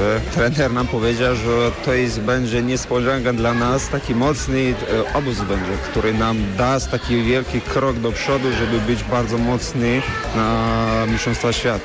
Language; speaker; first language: Polish; non-native, learner; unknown